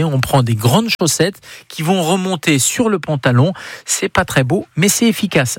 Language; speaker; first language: French; native; French